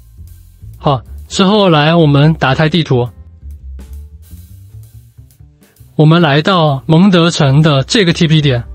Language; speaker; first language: Chinese; native; Chinese